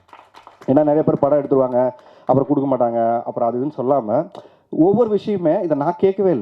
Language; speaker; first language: Tamil; native; Tamil